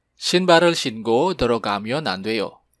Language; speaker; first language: Korean; non-native, fluent; Indonesian